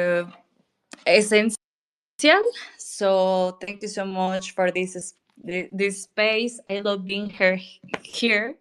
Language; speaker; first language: English; non-native, learner; Spanish